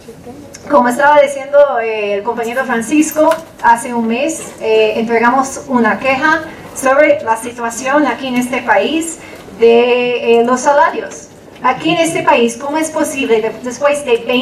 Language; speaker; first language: Spanish; non-native, fluent; English